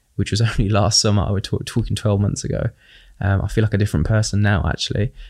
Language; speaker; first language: English; native; English